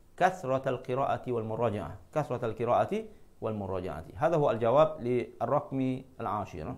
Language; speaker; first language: Arabic; non-native, fluent; Malay